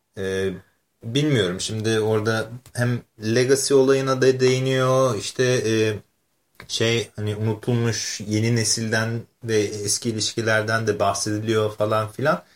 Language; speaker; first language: Turkish; native; Turkish